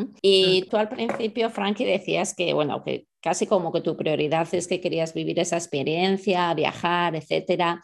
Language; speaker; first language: Spanish; native; Spanish